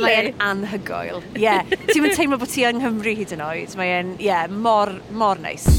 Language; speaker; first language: Welsh; native; Welsh